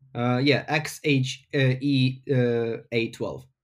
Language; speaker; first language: English; non-native, fluent; Ukrainian